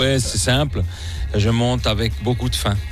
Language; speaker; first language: French; non-native, local second language; German